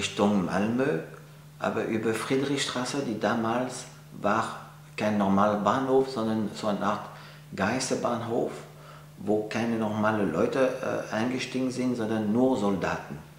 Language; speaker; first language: German; non-native, fluent; French